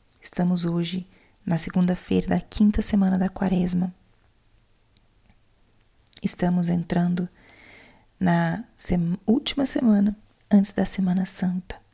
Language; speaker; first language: Portuguese; native; Portuguese